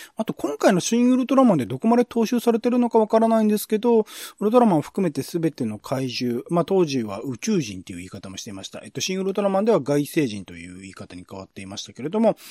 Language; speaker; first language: Japanese; native; Japanese